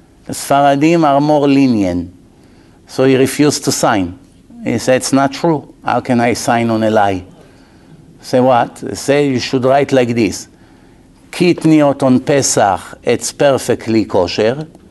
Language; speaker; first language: English; non-native, fluent; Hebrew